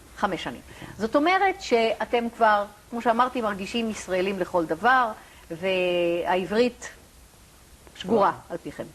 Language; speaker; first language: Hebrew; native; Hebrew